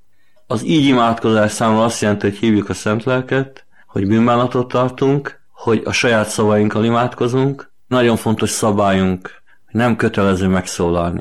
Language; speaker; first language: Hungarian; native; Hungarian